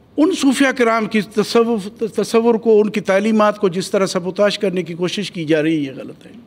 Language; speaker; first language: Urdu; non-native, local second language; Sindhi